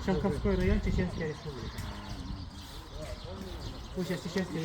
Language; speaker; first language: Russian; non-native, local second language; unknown